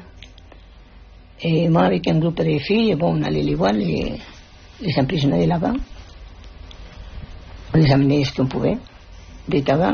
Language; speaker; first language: French; non-native, fluent; Spanish